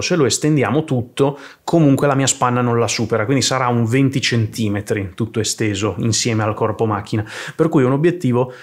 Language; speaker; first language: Italian; native; Italian